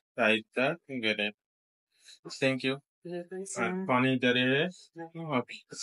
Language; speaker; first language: Hindi; non-native, learner; Bangla